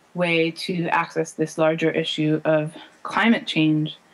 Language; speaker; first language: English; native; English